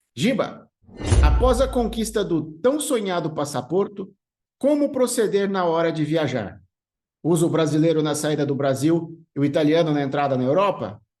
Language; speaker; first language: Portuguese; native; Portuguese